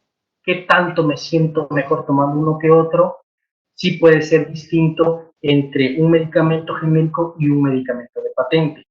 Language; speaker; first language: Spanish; native; Spanish